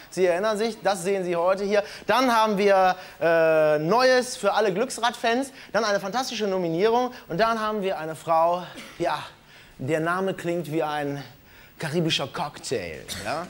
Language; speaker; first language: German; native; German